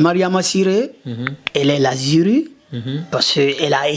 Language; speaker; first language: French; non-native, local second language; Susu